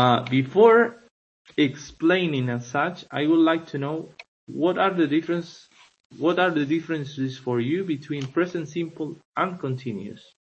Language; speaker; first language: English; non-native, fluent; Spanish